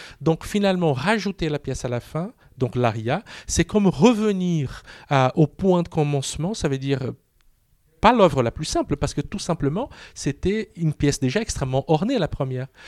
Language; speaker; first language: French; non-native, fluent; Portuguese